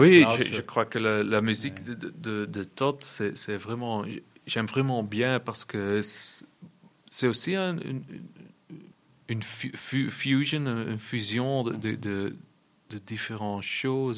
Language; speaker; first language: French; non-native, local second language; Dutch